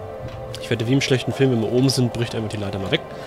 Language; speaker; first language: German; native; German